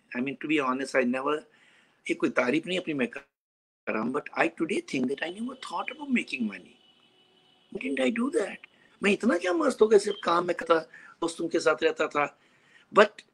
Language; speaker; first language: Hindi; native; Hindi